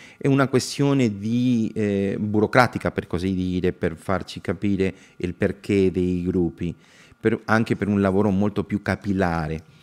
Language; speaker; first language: Italian; non-native, fluent; Spanish